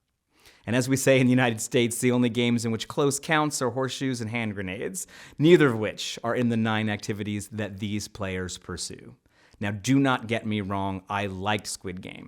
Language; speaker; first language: English; native; English